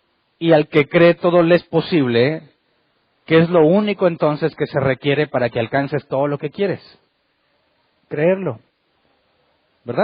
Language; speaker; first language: Spanish; native; Spanish